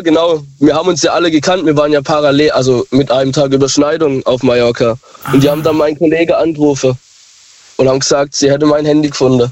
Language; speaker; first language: German; native; German